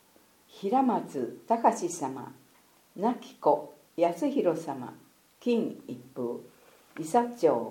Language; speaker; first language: Japanese; native; Japanese